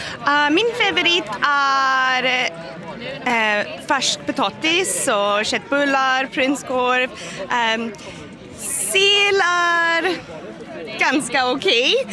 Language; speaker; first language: Swedish; non-native, learner; English